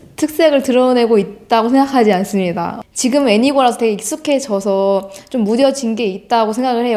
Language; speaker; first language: Korean; native; Korean